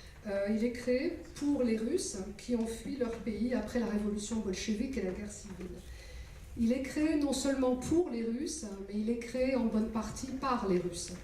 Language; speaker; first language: French; native; French